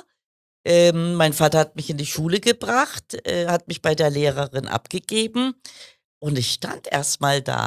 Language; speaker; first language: German; early bilingual, other home language; Kurdish